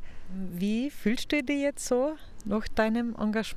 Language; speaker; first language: German; native; German